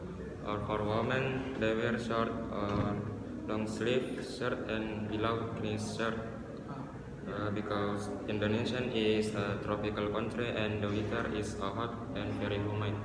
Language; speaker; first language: English; non-native, learner; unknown